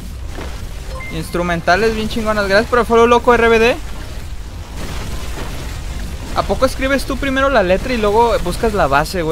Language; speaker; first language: Spanish; native; Spanish